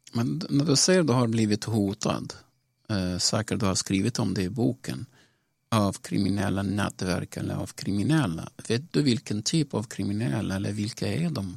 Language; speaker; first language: Swedish; non-native, fluent; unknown